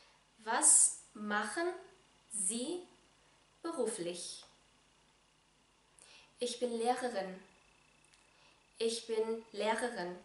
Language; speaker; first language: German; non-native, fluent; Vietnamese